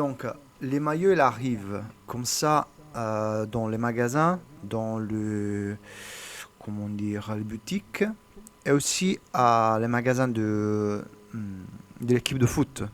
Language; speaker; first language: French; non-native, learner; Italian